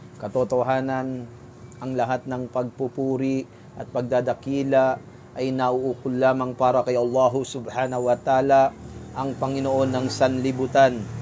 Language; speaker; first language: Filipino; native; Filipino